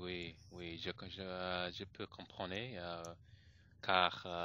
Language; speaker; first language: French; non-native, learner; English